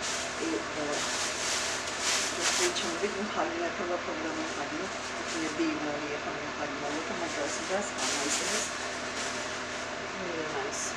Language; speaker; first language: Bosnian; early bilingual, heritage; Bosnian